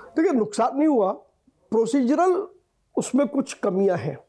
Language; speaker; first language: Hindi; native; Hindi